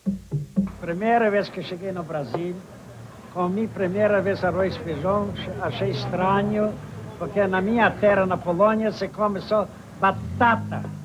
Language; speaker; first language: Portuguese; non-native, fluent; Polish